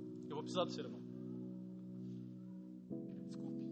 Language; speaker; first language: Portuguese; native; Portuguese